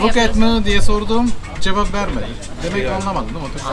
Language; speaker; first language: Turkish; non-native, learner; Japanese